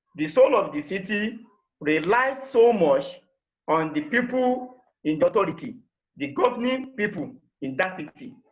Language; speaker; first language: English; non-native, local second language; Yoruba